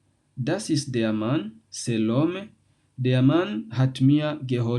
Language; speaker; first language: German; non-native, fluent; French